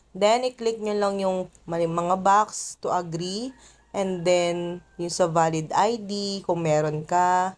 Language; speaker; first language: Filipino; native; Filipino